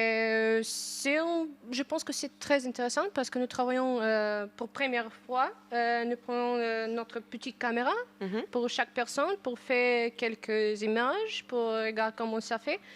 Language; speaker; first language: French; non-native, learner; Ukrainian